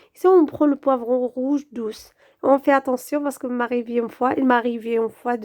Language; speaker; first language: French; non-native, local second language; Arabic